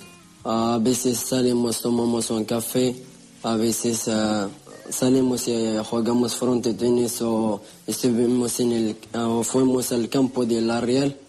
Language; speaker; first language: Spanish; non-native, learner; Arabic